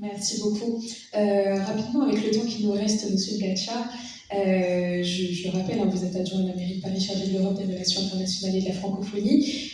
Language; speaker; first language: French; native; French